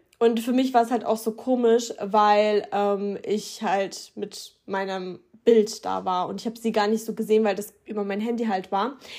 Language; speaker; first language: German; early bilingual, other home language; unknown